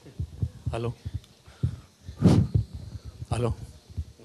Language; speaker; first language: Italian; non-native, fluent; Spanish